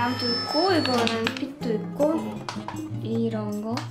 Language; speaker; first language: Korean; non-native, learner; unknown